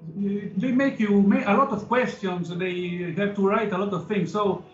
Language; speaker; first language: English; non-native, learner; Italian